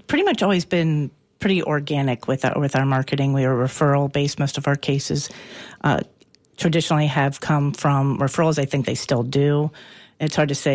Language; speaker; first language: English; native; English